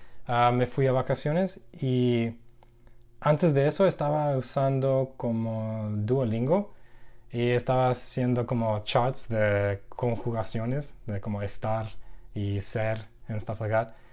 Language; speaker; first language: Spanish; non-native, learner; English